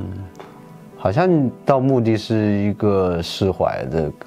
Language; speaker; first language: Chinese; native; Chinese